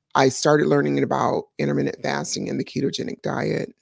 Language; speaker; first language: English; native; English